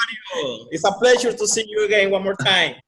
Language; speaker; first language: English; non-native, learner; Spanish